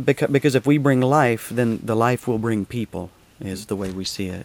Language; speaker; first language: English; native; English